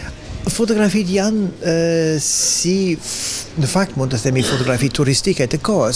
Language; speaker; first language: Albanian; non-native, fluent; English